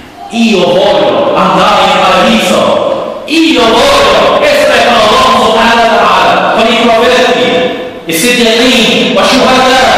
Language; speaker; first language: Italian; non-native, learner; English